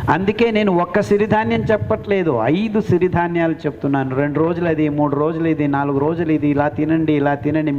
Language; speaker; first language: Telugu; native; Telugu